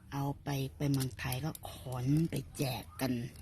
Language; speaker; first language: Thai; native; Thai